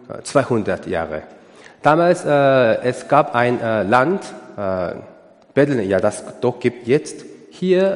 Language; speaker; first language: German; non-native, learner; Korean